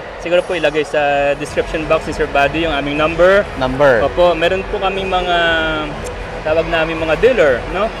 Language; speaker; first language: Filipino; native; Filipino